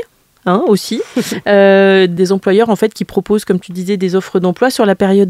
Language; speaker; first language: French; native; French